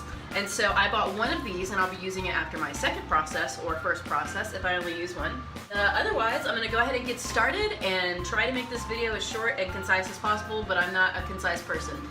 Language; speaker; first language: English; native; English